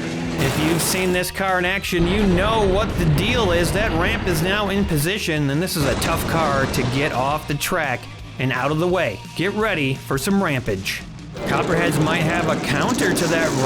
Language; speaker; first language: English; native; English